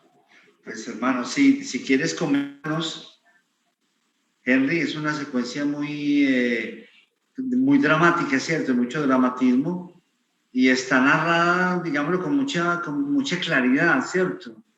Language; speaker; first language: Spanish; native; Spanish